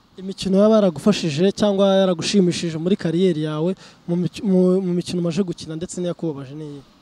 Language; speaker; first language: Kinyarwanda; native; Kinyarwanda